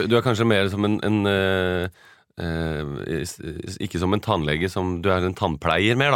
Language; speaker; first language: Norwegian; native; Norwegian